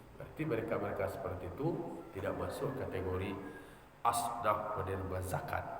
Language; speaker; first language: Malay; non-native, local second language; Minangkabau